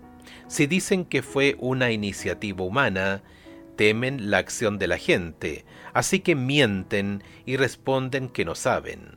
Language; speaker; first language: Spanish; native; Spanish